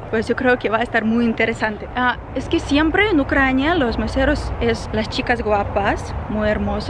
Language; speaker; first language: Spanish; non-native, fluent; Russian